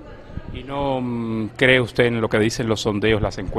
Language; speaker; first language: Spanish; native; Spanish